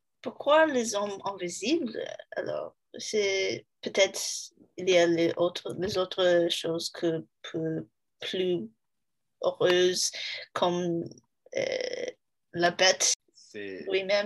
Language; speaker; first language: French; non-native, learner; English